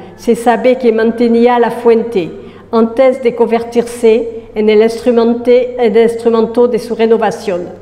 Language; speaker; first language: Spanish; non-native, fluent; French